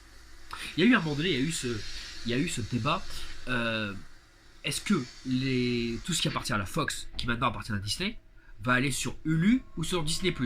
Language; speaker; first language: French; native; French